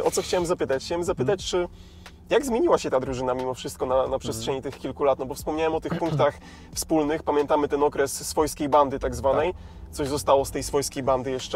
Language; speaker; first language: Polish; native; Polish